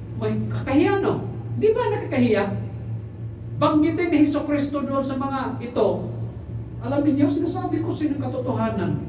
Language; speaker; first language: Filipino; non-native, local second language; Cebuano